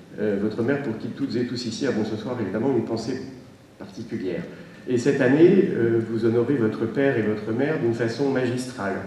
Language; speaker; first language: French; native; French